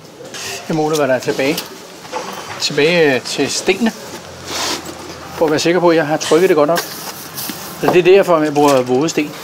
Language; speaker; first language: Danish; native; Danish